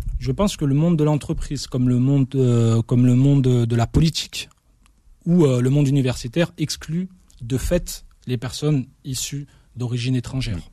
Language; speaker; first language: French; early bilingual, other home language; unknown